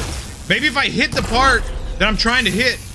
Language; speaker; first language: English; native; English